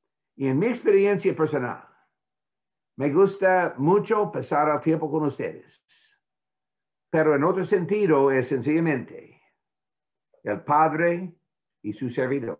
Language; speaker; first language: Spanish; non-native, fluent; English